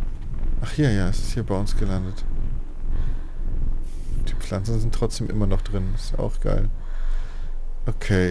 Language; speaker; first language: German; native; German